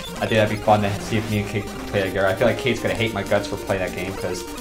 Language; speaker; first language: English; native; English